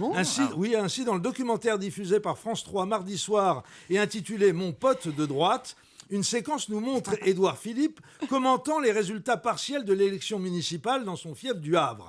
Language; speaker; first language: French; native; French